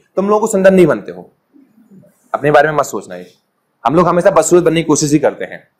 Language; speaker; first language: Hindi; native; Hindi